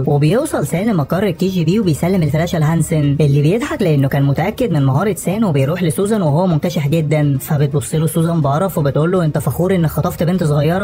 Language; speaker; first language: Arabic; native; Arabic